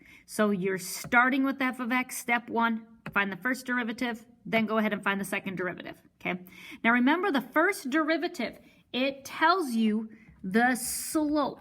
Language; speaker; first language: English; native; English